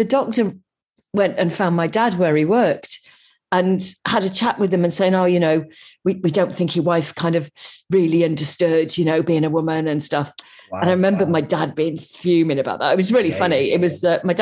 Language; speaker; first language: English; native; English